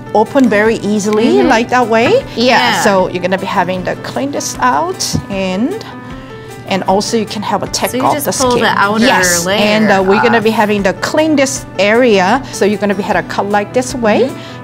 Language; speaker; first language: English; non-native, learner; Korean